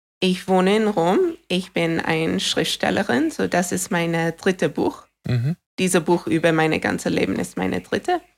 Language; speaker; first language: German; non-native, fluent; English